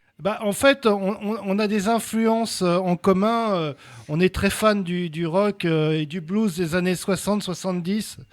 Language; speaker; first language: French; native; French